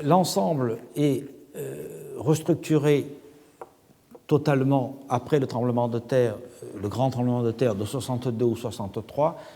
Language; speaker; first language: French; native; French